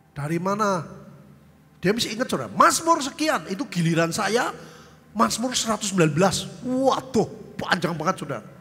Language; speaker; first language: Indonesian; native; Indonesian